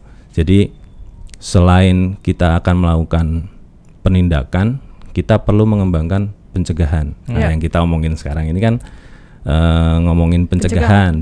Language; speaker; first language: Indonesian; native; Indonesian